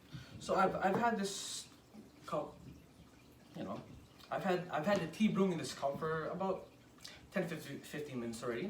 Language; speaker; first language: English; native; English